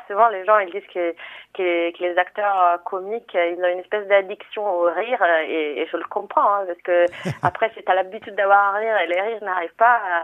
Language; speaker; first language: French; non-native, fluent; Italian